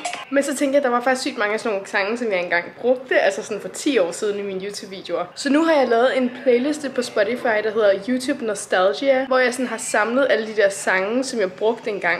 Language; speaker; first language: Danish; native; Danish